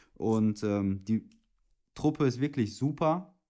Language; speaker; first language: German; native; German